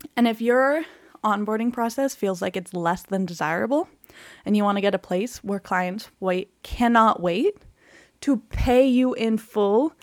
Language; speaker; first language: English; native; English